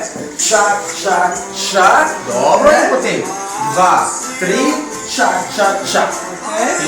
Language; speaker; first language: Slovenian; non-native, learner; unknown